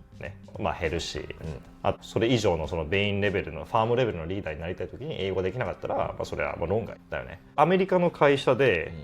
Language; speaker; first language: Japanese; non-native, fluent; Korean